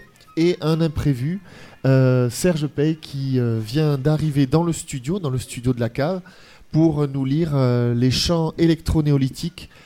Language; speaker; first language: French; native; French